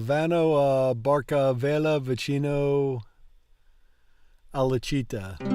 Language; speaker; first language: Italian; non-native, learner; English